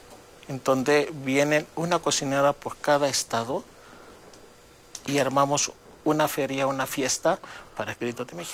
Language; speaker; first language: Spanish; non-native, fluent; Greek